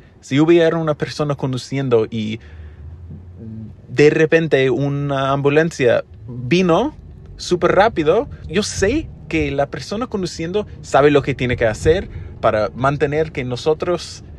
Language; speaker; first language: Spanish; non-native, fluent; English